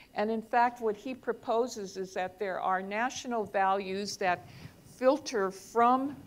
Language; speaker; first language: English; native; English